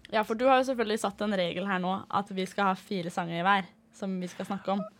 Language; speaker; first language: Norwegian; early bilingual, other home language; Danish